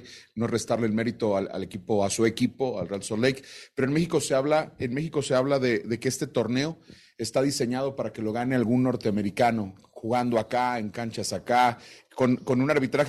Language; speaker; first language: Spanish; native; Spanish